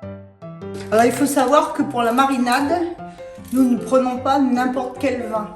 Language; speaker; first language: French; native; French